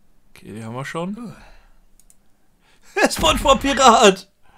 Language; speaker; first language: German; native; German